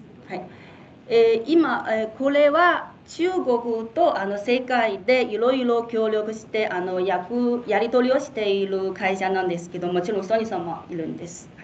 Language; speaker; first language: Japanese; non-native, fluent; Chinese